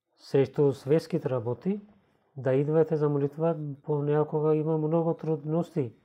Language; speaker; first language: Bulgarian; non-native, learner; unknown